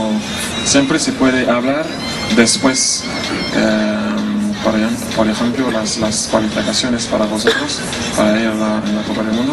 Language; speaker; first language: Spanish; non-native, fluent; French